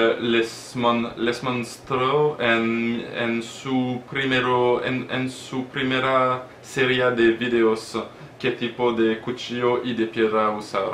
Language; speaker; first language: Spanish; non-native, learner; French